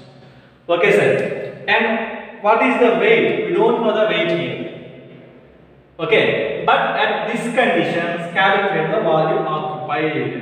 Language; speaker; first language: English; non-native, local second language; Telugu